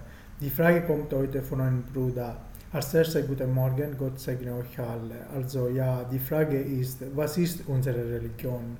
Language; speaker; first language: German; non-native, fluent; Italian